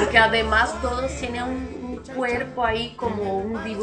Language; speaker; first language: Spanish; non-native, fluent; Portuguese